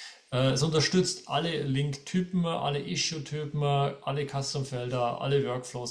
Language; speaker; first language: German; native; German